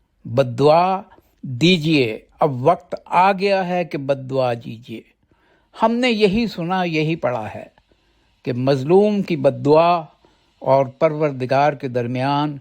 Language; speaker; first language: Urdu; native; Urdu